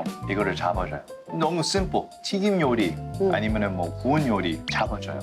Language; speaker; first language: Korean; early bilingual, heritage; English